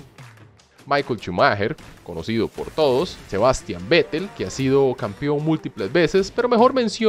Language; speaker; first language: Spanish; native; Spanish